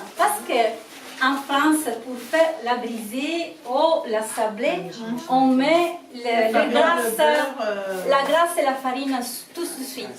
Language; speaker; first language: French; non-native, learner; Italian